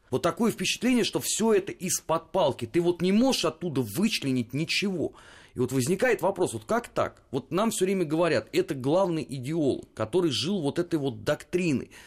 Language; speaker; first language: Russian; native; Russian